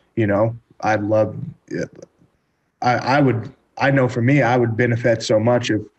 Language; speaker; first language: English; native; English